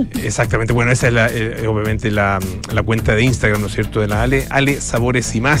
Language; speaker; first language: Spanish; native; Spanish